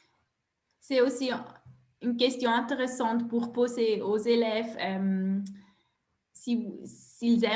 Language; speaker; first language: French; non-native, local second language; German